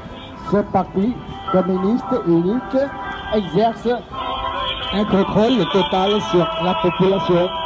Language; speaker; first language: French; non-native, fluent; Vietnamese